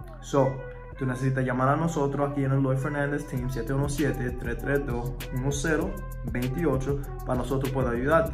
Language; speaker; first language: Spanish; early bilingual, heritage; English